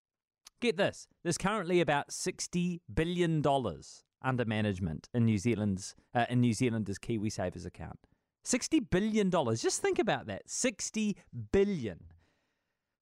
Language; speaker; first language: English; native; English